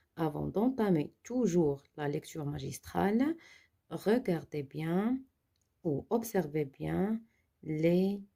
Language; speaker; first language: French; non-native, local second language; Arabic